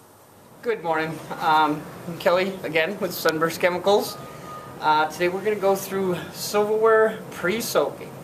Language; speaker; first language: English; native; English